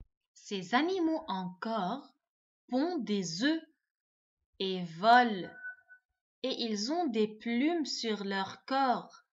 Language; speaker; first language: French; non-native, local second language; Arabic